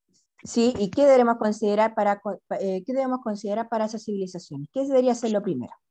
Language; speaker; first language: Spanish; native; Spanish